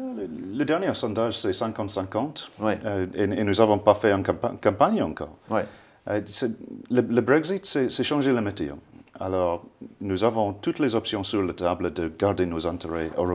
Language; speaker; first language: French; non-native, fluent; English